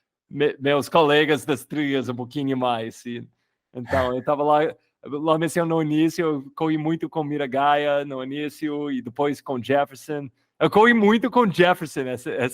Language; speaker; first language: Portuguese; non-native, fluent; English